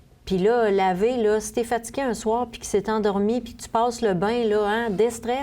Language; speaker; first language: French; native; French